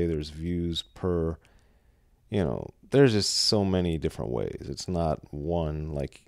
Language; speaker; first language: English; native; English